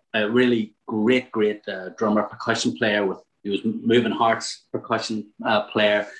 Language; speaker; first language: English; native; English